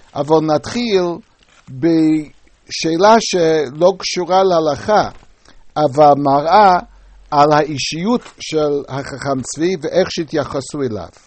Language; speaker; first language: Hebrew; non-native, fluent; English